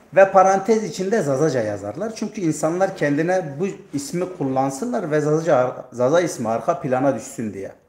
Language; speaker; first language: Turkish; non-native, local second language; Zaza